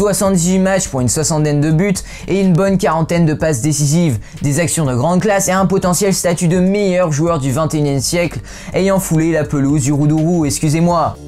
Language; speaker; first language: French; native; French